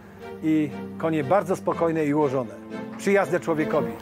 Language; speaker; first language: Polish; native; Polish